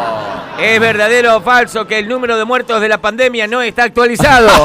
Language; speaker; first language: Spanish; native; Spanish